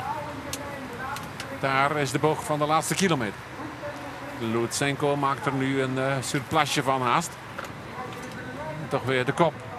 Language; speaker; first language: Dutch; native; Dutch